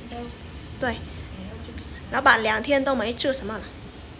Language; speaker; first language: Chinese; non-native, fluent; Vietnamese